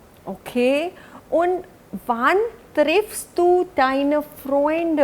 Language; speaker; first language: German; non-native, fluent; Hindi